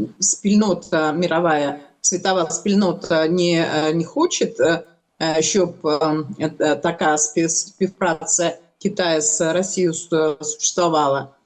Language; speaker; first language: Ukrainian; non-native, local second language; Russian